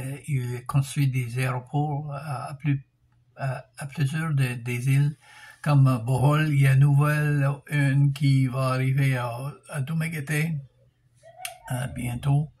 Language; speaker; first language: French; non-native, local second language; English